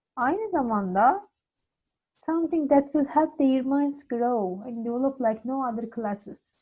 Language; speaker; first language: English; non-native, fluent; Turkish